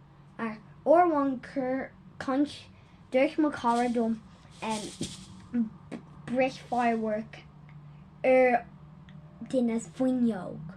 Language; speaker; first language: Irish; non-native, local second language; English